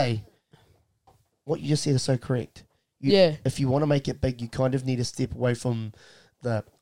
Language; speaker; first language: English; native; English